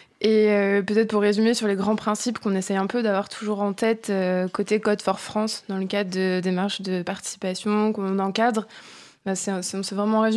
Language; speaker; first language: French; native; French